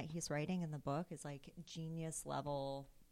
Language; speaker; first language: English; native; English